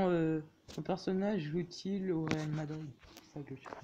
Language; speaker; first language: French; native; French